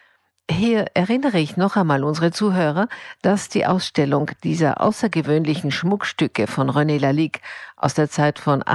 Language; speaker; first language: German; native; German